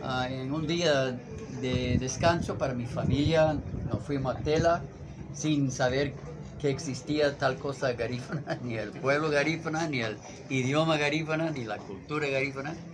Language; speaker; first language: Spanish; non-native, fluent; English